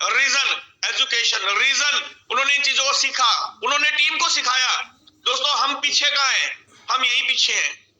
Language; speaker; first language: Hindi; native; Hindi